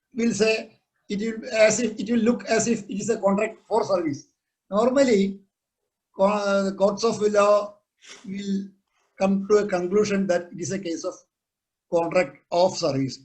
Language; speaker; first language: English; non-native, local second language; Malayalam